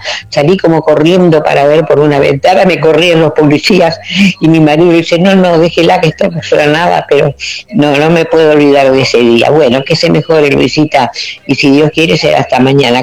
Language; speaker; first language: Spanish; native; Spanish